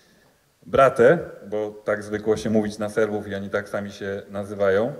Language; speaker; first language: Polish; native; Polish